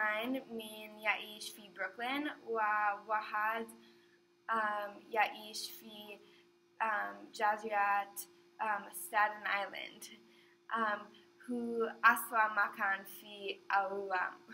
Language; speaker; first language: Arabic; non-native, learner; English